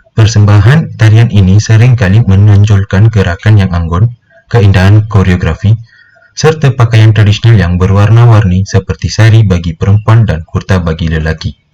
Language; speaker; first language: Malay; non-native, local second language; Tamil